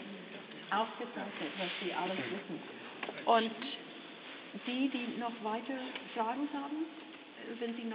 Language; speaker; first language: German; non-native, fluent; English